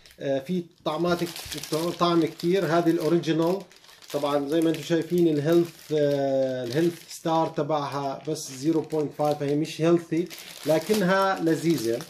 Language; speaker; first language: Arabic; native; Arabic